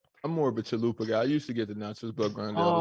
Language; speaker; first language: English; native; English